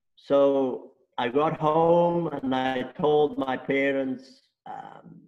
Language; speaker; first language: English; non-native, local second language; Afrikaans